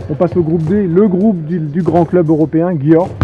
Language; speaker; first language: French; native; French